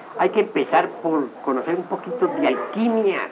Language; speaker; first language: Spanish; native; Spanish